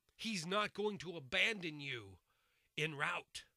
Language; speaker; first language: English; native; English